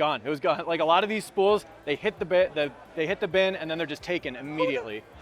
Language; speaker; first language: English; native; English